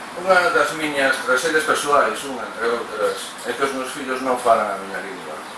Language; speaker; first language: Galician; non-native, local second language; Spanish